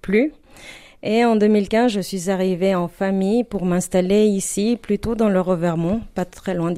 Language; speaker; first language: French; non-native, fluent; Spanish